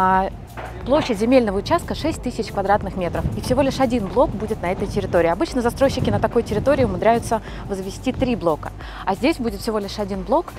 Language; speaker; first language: Russian; native; Russian